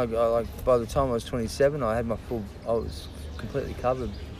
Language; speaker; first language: English; native; English